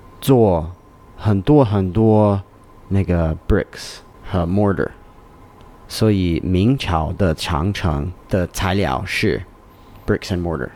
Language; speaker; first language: Chinese; non-native, learner; English